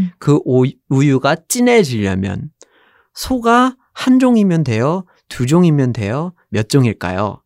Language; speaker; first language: Korean; non-native, fluent; English